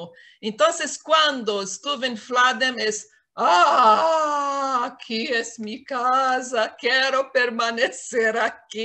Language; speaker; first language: Spanish; non-native, fluent; Portuguese